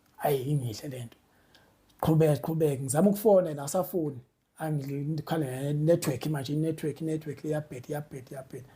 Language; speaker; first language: Zulu; native; Zulu